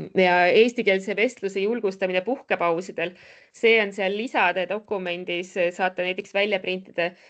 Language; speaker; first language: Estonian; native; Estonian